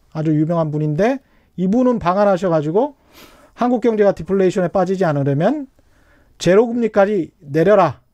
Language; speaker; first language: Korean; native; Korean